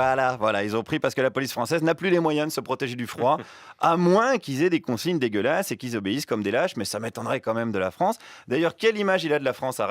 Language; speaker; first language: French; native; French